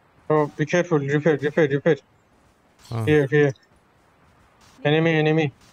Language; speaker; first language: English; non-native, learner; Persian